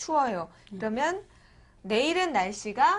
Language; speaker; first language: Korean; native; Korean